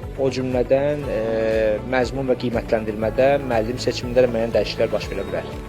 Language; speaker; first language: Azerbaijani; native; Azerbaijani